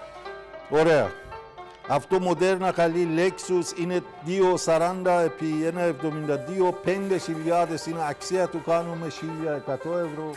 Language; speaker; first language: Greek; non-native, fluent; Persian